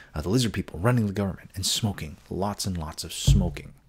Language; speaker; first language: English; native; English